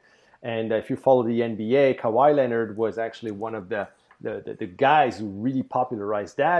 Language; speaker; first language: English; non-native, fluent; French